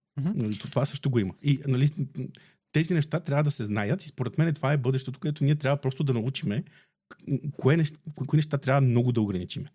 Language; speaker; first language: Bulgarian; native; Bulgarian